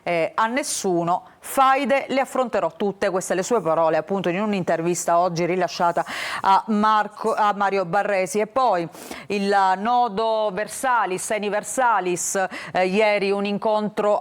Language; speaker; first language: Italian; native; Italian